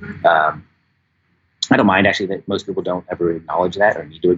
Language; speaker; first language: English; native; English